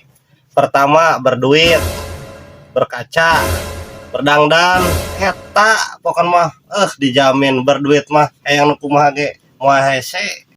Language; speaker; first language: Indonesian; non-native, local second language; Sundanese